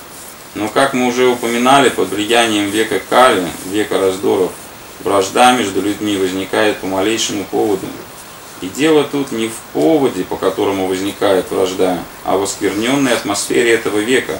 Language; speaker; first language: Russian; native; Russian